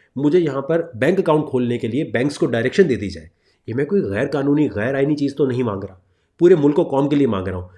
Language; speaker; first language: Urdu; native; Urdu